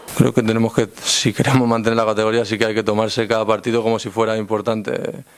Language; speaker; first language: Spanish; native; Spanish